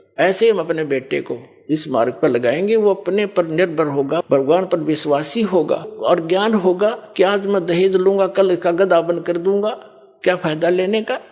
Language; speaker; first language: Hindi; native; Hindi